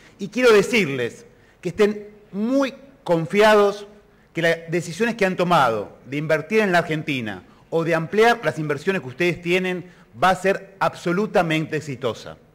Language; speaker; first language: Spanish; native; Spanish